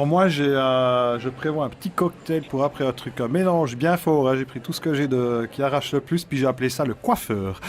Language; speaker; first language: French; native; French